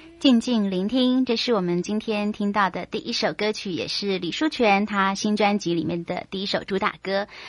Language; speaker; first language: Chinese; native; Chinese